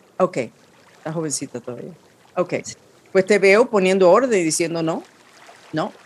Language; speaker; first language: Spanish; non-native, fluent; English